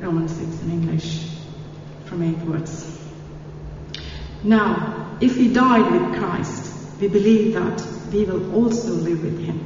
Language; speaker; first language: English; non-native, local second language; Telugu